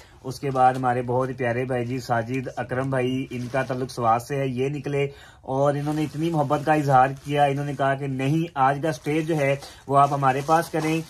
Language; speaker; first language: Urdu; non-native, local second language; Punjabi